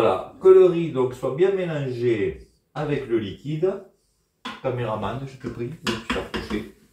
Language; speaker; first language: French; native; French